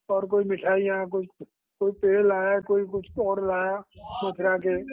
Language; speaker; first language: Hindi; native; Hindi